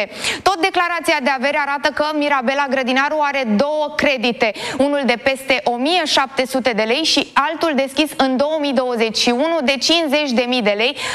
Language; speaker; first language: Romanian; native; Romanian